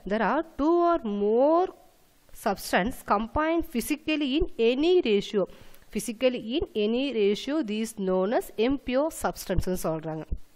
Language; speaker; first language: English; non-native, local second language; Tamil